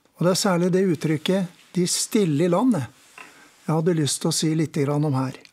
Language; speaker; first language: Norwegian; native; Norwegian